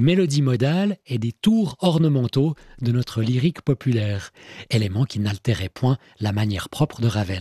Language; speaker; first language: French; native; French